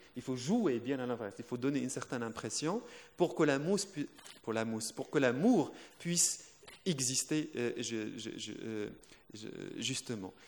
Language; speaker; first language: French; non-native, local second language; Arabic